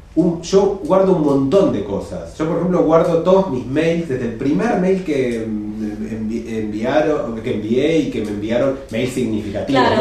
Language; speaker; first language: Spanish; native; Spanish